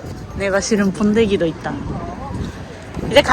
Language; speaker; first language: Korean; non-native, fluent; Japanese